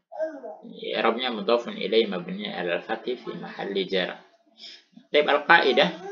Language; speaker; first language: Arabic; non-native, fluent; Indonesian